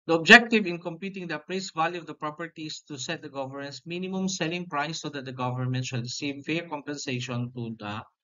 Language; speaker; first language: English; non-native, local second language; Filipino